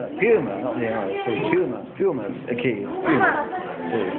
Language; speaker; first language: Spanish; non-native, learner; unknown